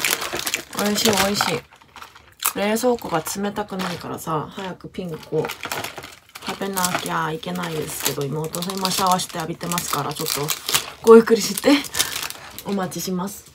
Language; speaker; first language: Japanese; non-native, learner; Korean